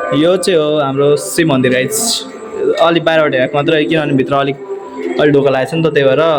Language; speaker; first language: Nepali; non-native, local second language; Rana Tharu